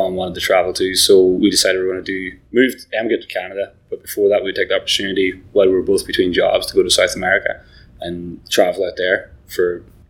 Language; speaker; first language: English; native; English